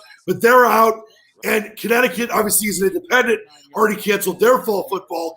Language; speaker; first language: English; native; English